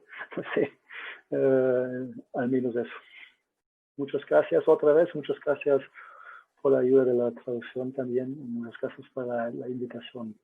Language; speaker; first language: Spanish; non-native, learner; German